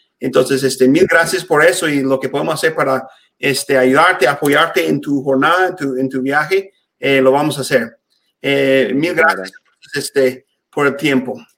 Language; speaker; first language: Spanish; non-native, fluent; English